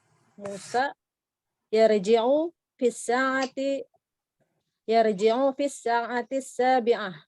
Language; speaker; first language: Arabic; non-native, learner; Indonesian